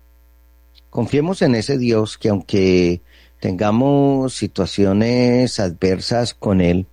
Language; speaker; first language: Spanish; native; Spanish